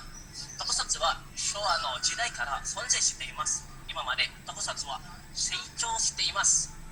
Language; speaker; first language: Japanese; non-native, learner; Indonesian